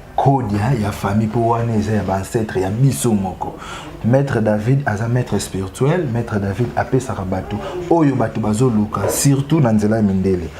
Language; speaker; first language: Lingala; non-native, local second language; Kongo